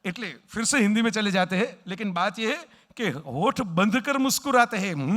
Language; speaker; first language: Hindi; non-native, local second language; Gujarati